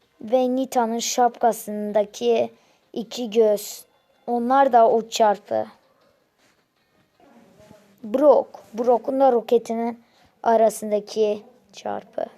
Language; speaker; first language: Turkish; native; Turkish